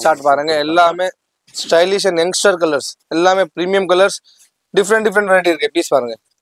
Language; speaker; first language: Tamil; non-native, local second language; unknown